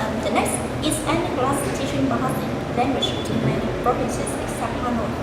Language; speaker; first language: English; non-native, fluent; Vietnamese